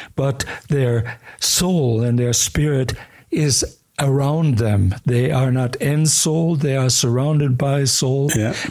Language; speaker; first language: English; early bilingual, other home language; German